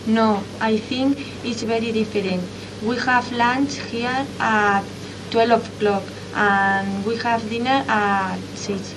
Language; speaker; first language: English; non-native, learner; Spanish